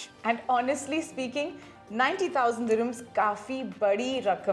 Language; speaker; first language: Hindi; native; Hindi